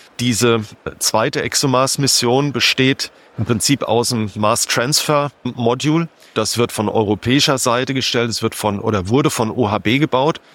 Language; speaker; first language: German; native; German